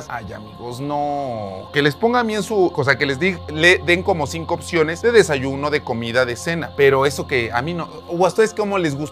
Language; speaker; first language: Spanish; native; Spanish